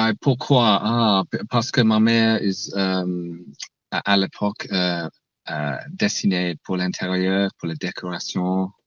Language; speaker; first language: French; non-native, learner; English